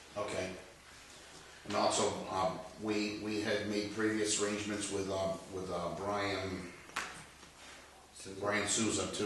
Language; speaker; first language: English; native; English